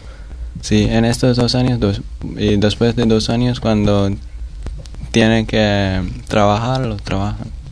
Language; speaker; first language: Spanish; non-native, local second language; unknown